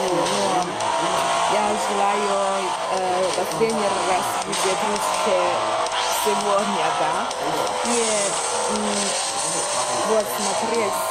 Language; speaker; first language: Russian; non-native, learner; Chinese